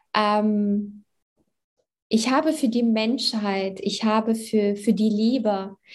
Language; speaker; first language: German; early bilingual, other home language; Arabic